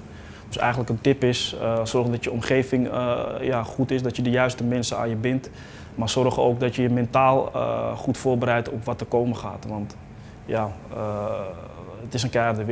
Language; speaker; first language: Dutch; native; Dutch